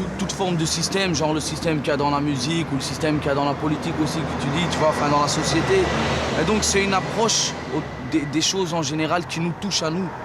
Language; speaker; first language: French; early bilingual, other home language; Arabic